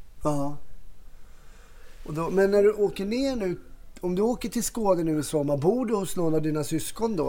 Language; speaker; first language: Swedish; native; Swedish